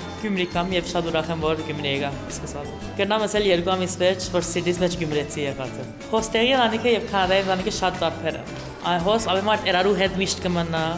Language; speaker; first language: Armenian; early bilingual, heritage; Armenian